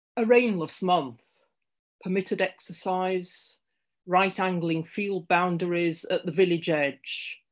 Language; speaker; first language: English; native; English